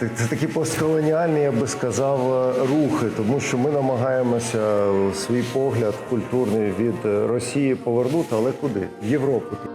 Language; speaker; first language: Ukrainian; non-native, local second language; Russian